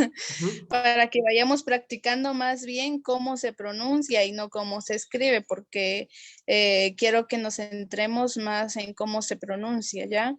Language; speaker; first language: Spanish; non-native, local second language; Kaqchikel